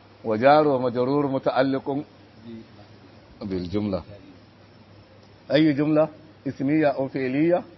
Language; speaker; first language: Arabic; non-native, learner; Hausa